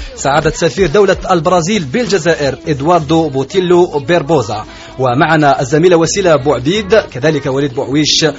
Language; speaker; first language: Arabic; native; Arabic